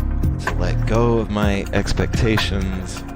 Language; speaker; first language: English; native; English